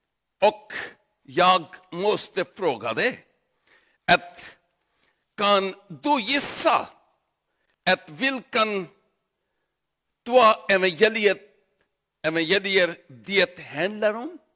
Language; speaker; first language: Swedish; non-native, learner; Urdu